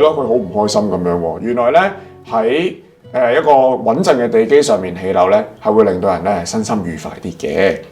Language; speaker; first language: Cantonese; native; Cantonese